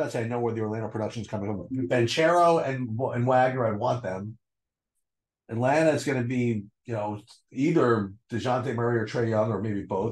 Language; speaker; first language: English; native; English